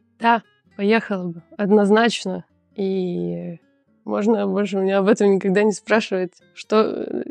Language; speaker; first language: Russian; native; Russian